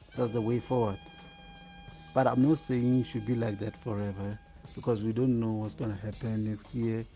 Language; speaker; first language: English; non-native, local second language; Northern Sotho